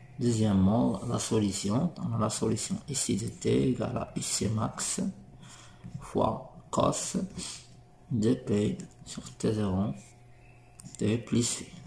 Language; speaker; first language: French; non-native, local second language; Arabic